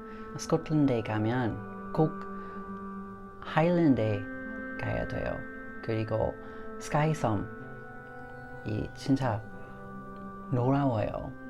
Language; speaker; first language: Korean; non-native, learner; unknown